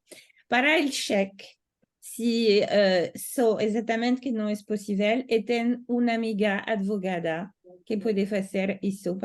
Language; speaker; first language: Portuguese; non-native, learner; Italian